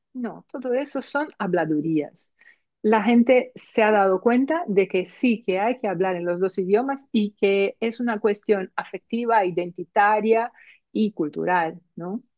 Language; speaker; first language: Spanish; early bilingual, heritage; Spanish